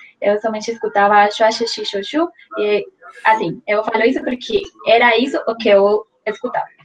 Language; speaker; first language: Portuguese; non-native, fluent; Spanish